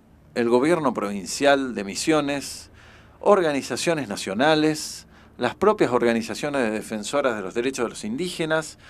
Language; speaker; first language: Spanish; native; Spanish